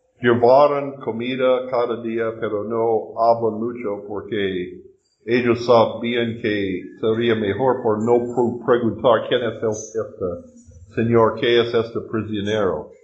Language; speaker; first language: Spanish; non-native, learner; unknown